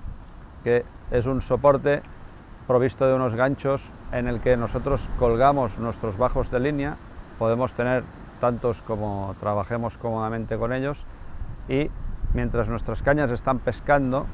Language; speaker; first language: Spanish; native; Spanish